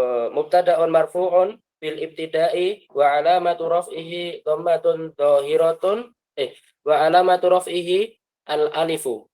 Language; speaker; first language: Arabic; non-native, learner; Indonesian